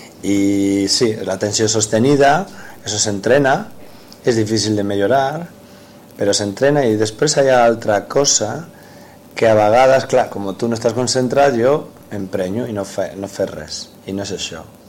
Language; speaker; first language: Catalan; non-native, local second language; Spanish